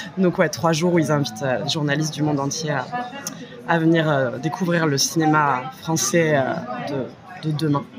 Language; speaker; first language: French; native; French